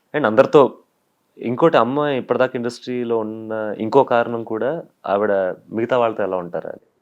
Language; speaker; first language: Telugu; native; Telugu